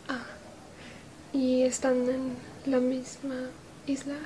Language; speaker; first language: Spanish; non-native, learner; English